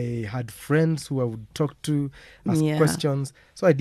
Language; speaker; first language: English; non-native, local second language; Kamba